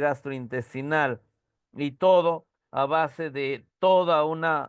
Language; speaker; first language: Spanish; native; Spanish